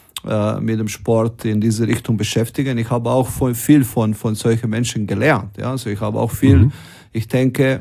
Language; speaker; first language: German; non-native, fluent; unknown